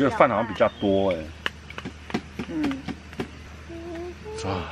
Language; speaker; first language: Chinese; native; Chinese